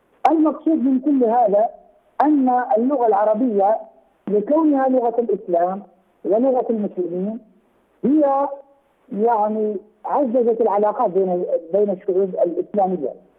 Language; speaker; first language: Arabic; non-native, fluent; Urdu